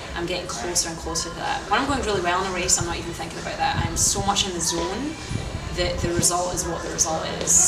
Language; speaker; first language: English; native; English